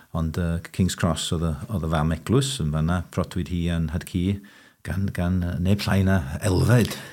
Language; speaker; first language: Welsh; early bilingual, heritage; Welsh